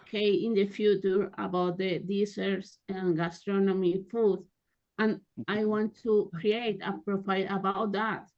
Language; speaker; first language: English; non-native, learner; Spanish